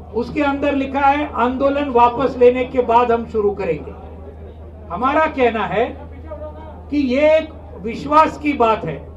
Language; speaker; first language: Hindi; non-native, local second language; Marathi